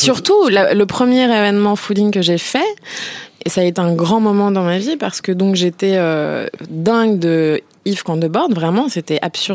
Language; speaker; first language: French; native; French